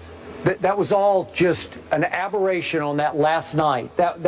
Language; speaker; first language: English; native; English